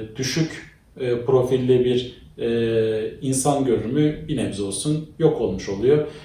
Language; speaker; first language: Turkish; native; Turkish